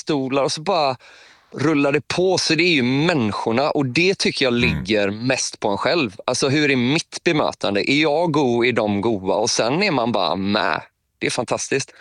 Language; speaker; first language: Swedish; native; Swedish